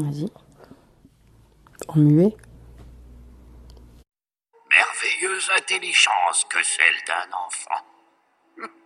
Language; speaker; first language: French; native; French